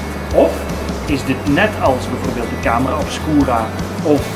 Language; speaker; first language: Dutch; native; Dutch